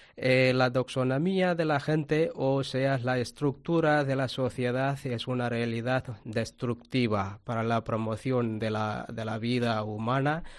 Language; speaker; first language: Spanish; non-native, fluent; Tamil